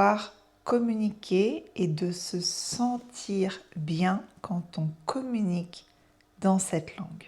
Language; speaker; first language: French; native; French